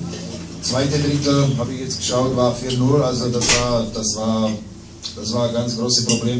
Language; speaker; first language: German; non-native, fluent; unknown